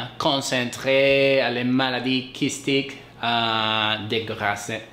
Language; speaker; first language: French; non-native, learner; Spanish